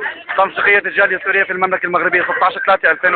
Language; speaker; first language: Arabic; native; Arabic